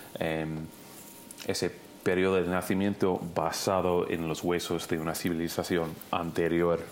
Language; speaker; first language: Spanish; non-native, fluent; English